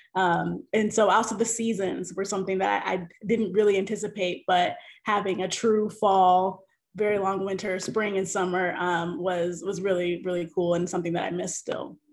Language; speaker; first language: English; native; English